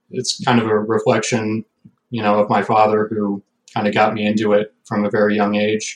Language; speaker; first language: English; native; English